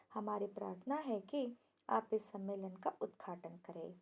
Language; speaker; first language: Hindi; non-native, local second language; Kannada